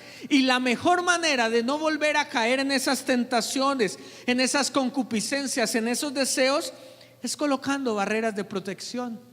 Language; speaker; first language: Spanish; native; Spanish